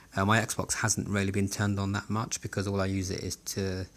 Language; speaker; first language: English; native; English